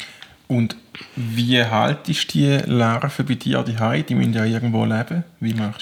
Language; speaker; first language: German; native; German